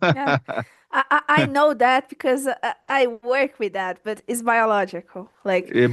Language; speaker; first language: English; non-native, learner; Portuguese